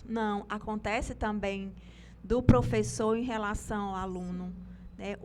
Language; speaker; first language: Portuguese; native; Portuguese